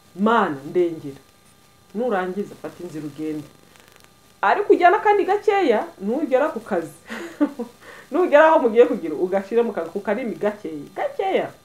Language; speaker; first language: Kinyarwanda; early bilingual, heritage; Kinyarwanda